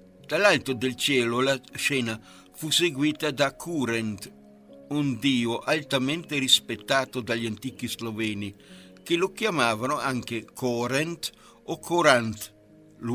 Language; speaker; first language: Italian; non-native, fluent; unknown